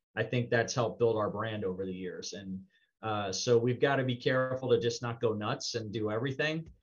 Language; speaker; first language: English; native; English